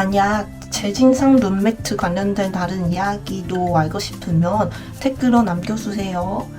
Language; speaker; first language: Korean; non-native, fluent; Chinese